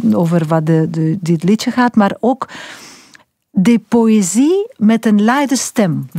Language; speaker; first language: Dutch; non-native, fluent; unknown